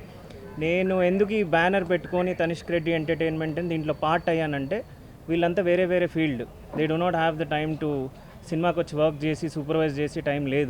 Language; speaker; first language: Telugu; native; Telugu